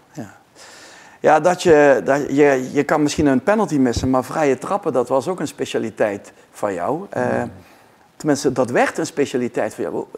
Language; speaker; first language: Dutch; native; Dutch